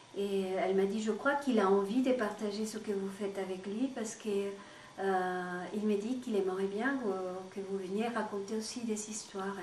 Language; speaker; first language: French; non-native, fluent; Spanish